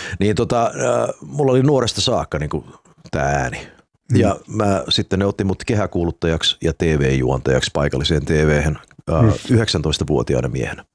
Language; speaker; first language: Finnish; early bilingual, heritage; Finnish